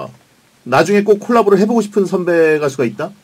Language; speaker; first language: Korean; native; Korean